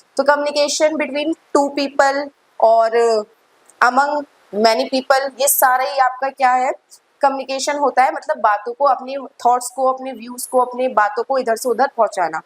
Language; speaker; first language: Hindi; native; Hindi